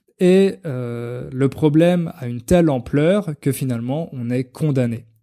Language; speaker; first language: French; native; French